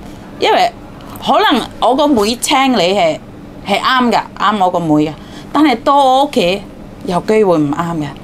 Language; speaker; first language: Cantonese; non-native, fluent; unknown